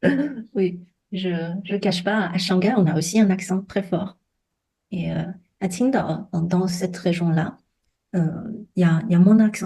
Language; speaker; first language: French; non-native, fluent; Chinese